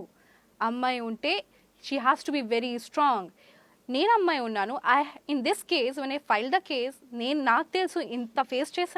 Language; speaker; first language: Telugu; non-native, fluent; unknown